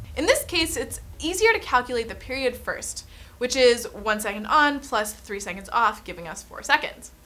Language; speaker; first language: English; native; English